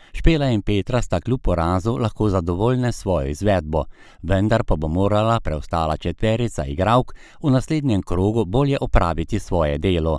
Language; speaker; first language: Slovenian; native; Slovenian